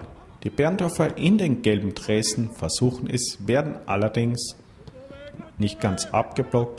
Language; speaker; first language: German; native; German